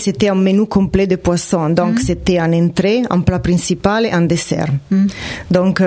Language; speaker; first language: French; non-native, fluent; Italian